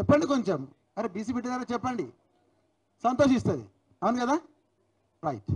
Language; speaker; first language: Telugu; native; Telugu